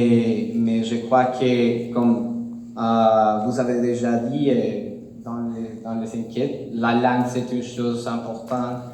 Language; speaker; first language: French; non-native, learner; Spanish